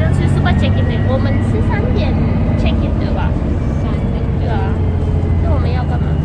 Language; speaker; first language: Chinese; non-native, learner; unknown